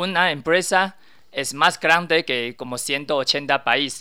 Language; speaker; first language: Spanish; non-native, learner; Chinese